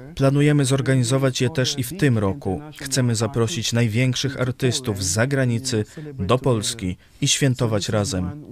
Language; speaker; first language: Polish; non-native, fluent; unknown